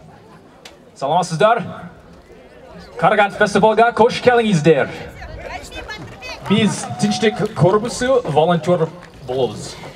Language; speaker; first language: Kyrgyz; non-native, learner; English